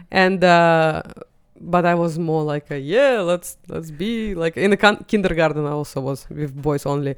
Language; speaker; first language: English; non-native, fluent; Russian